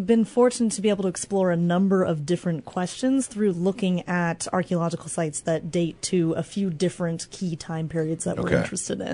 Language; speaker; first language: English; native; English